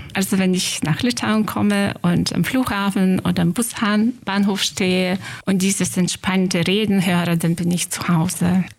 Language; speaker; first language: German; non-native, fluent; Lithuanian